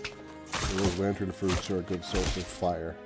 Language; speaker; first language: English; native; English